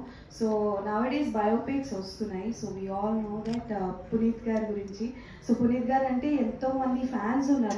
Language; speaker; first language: Telugu; native; Telugu